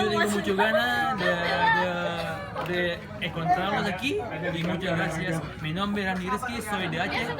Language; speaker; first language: Spanish; non-native, learner; Indonesian